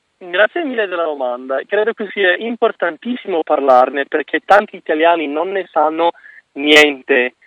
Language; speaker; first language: Italian; non-native, fluent; English